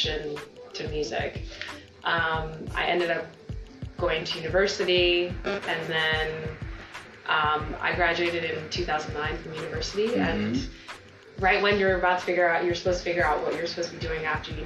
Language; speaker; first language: English; native; English